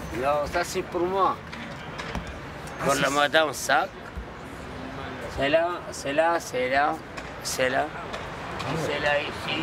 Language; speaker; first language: French; non-native, learner; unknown